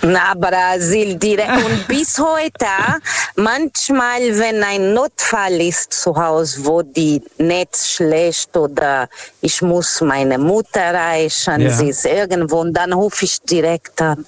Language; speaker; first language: German; non-native, fluent; Portuguese